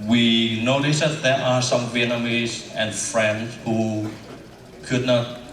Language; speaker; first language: English; non-native, fluent; Vietnamese